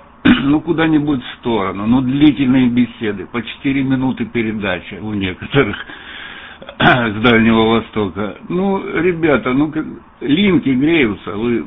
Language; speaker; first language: Russian; native; Russian